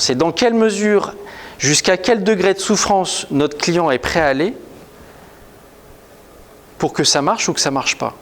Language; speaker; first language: French; native; French